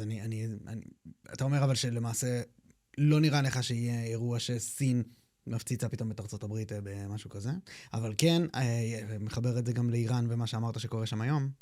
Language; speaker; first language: Hebrew; native; Hebrew